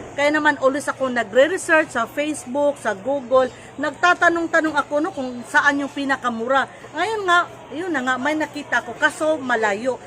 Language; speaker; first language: Filipino; non-native, local second language; Cebuano